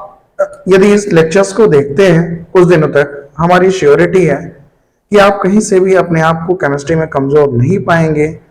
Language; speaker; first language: Hindi; native; Hindi